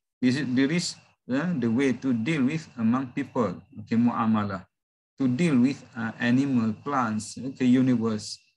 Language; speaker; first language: English; non-native, local second language; Malay